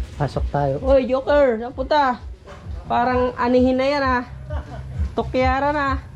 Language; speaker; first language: Filipino; native; Filipino